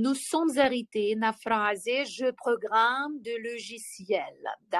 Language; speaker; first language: French; non-native, fluent; Ukrainian